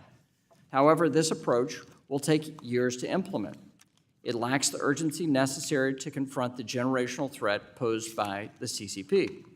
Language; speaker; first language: English; native; English